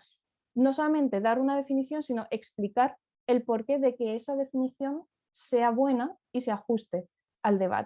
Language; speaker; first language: Spanish; native; Spanish